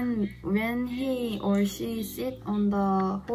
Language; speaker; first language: English; non-native, learner; Korean